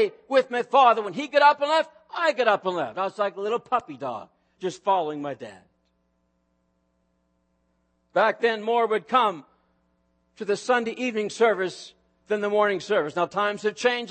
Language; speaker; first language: English; native; English